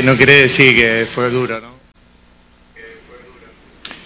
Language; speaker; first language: Spanish; native; Spanish